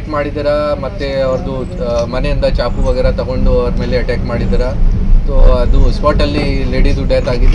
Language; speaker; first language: Kannada; non-native, fluent; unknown